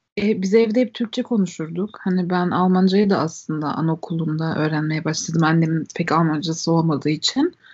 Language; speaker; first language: Turkish; early bilingual, heritage; Turkish